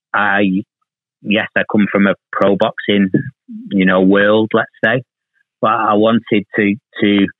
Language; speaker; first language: English; native; English